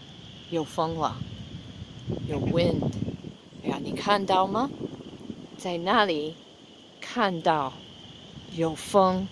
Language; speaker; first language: Chinese; non-native, fluent; English